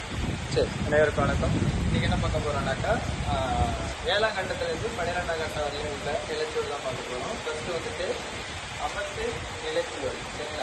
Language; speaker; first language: Tamil; native; Tamil